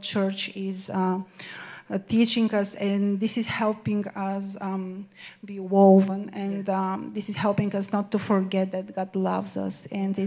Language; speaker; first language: English; non-native, fluent; Bulgarian